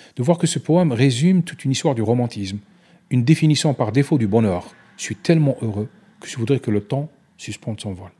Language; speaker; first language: French; non-native, local second language; Arabic